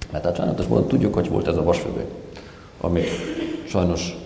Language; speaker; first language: Hungarian; non-native, fluent; German